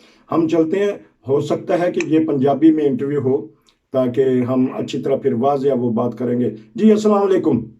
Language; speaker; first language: Hindi; non-native, local second language; Punjabi